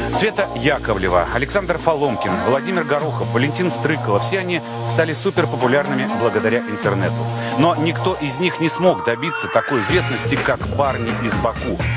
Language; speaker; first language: Russian; native; Russian